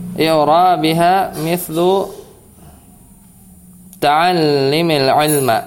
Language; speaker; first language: Arabic; non-native, fluent; Indonesian